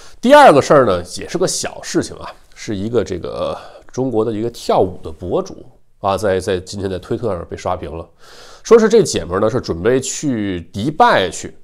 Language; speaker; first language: Chinese; native; Chinese